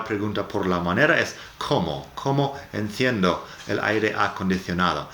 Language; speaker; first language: Spanish; non-native, fluent; English